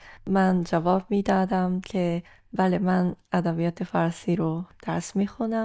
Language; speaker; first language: Persian; non-native, fluent; Japanese